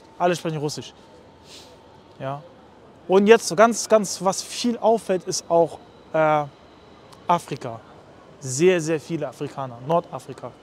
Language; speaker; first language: German; native; German